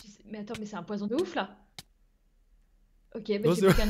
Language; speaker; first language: French; native; French